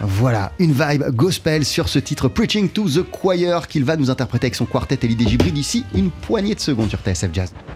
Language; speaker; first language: French; native; French